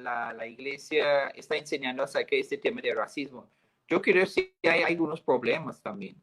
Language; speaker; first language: Spanish; non-native, fluent; English